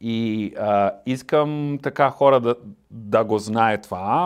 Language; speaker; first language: Bulgarian; non-native, learner; Italian